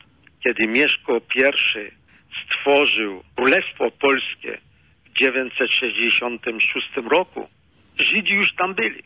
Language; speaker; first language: Polish; early bilingual, heritage; Polish